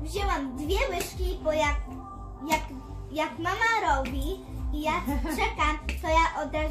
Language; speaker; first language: Polish; early bilingual, heritage; Polish